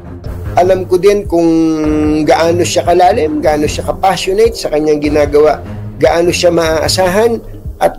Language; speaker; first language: Filipino; native; Filipino